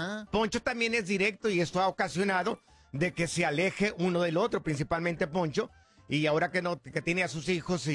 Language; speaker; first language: Spanish; native; Spanish